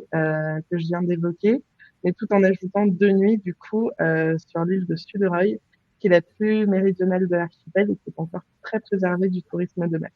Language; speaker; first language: French; native; French